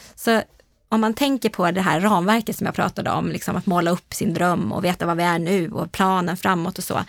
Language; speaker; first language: Swedish; native; Swedish